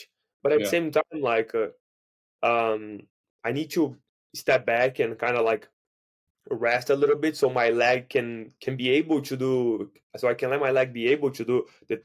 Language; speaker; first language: English; non-native, fluent; Portuguese